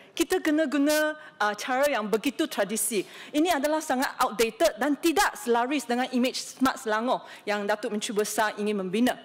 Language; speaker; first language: Malay; non-native, local second language; Chinese